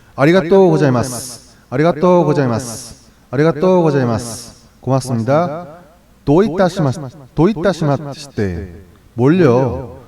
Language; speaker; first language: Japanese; non-native, learner; Korean